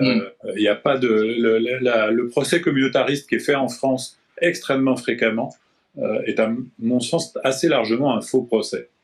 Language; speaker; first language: French; native; French